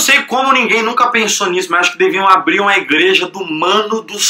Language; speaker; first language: Portuguese; native; Portuguese